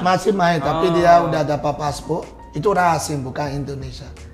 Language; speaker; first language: Indonesian; non-native, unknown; English